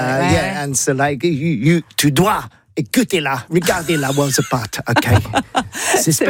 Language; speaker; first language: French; non-native, learner; English